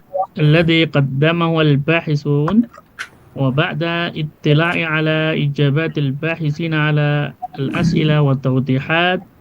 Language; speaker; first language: Arabic; non-native, fluent; Indonesian